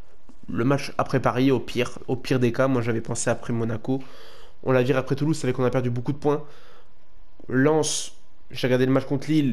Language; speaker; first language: French; native; French